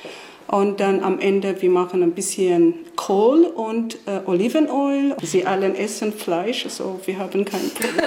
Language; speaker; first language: German; non-native, learner; Arabic